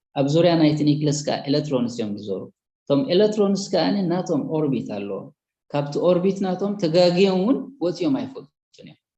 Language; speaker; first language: Tigrinya; native; Tigrinya